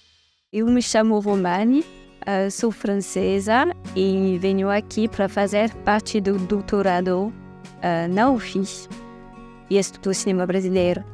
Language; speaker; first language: Portuguese; non-native, fluent; French